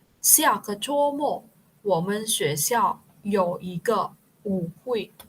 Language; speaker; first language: Chinese; non-native, fluent; Thai